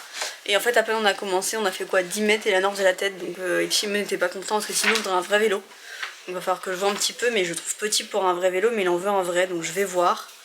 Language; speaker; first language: French; native; French